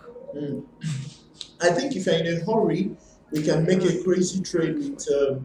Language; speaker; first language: English; non-native, learner; Portuguese